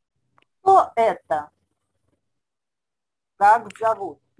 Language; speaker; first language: Russian; non-native, fluent; Spanish